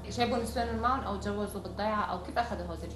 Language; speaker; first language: Arabic; native; Arabic